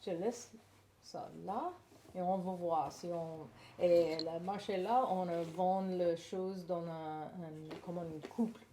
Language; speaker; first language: French; non-native, learner; English